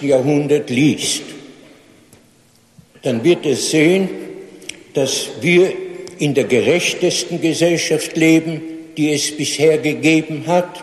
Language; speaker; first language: German; non-native, fluent; English